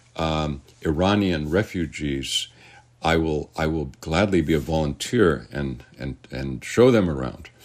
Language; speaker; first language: English; native; English